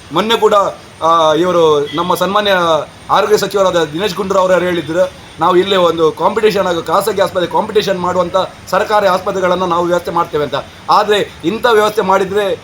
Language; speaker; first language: Kannada; non-native, local second language; Tulu